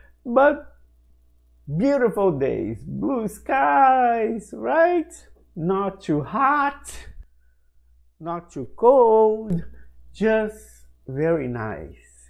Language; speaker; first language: English; non-native, fluent; Portuguese